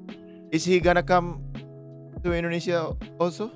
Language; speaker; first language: English; non-native, fluent; Indonesian